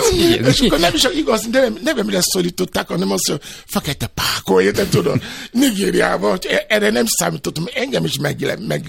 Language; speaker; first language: Hungarian; non-native, fluent; Yoruba